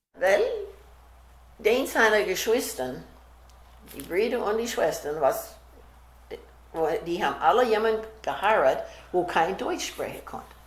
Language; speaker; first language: German; early bilingual, heritage; German